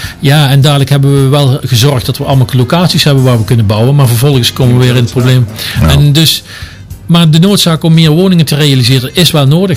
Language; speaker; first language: Dutch; native; Dutch